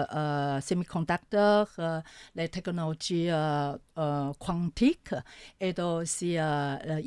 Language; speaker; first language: French; non-native, fluent; Chinese